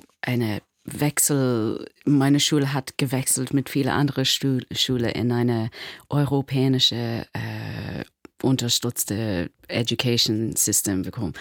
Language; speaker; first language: German; non-native, learner; English